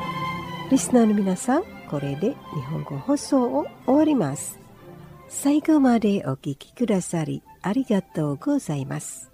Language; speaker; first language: Japanese; non-native, fluent; Indonesian